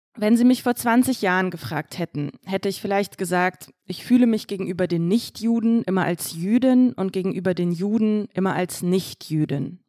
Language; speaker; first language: German; early bilingual, other home language; Russian